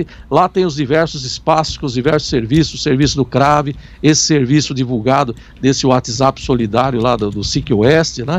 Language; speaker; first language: Portuguese; native; Portuguese